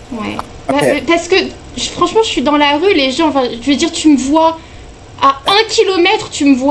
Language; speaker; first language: French; native; French